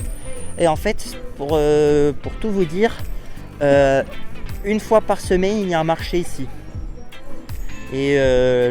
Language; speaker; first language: French; native; French